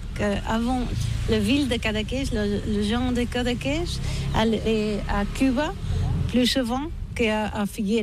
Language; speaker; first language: French; non-native, learner; Catalan